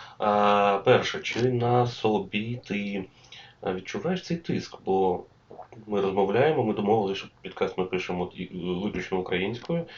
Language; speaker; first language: Ukrainian; native; Ukrainian